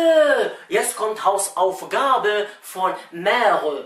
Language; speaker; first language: German; non-native, fluent; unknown